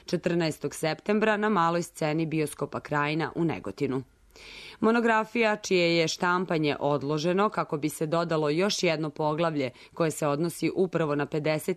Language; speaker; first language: Serbian; native; Serbian